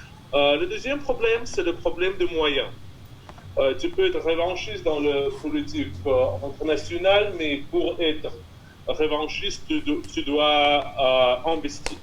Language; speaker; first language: French; non-native, fluent; Russian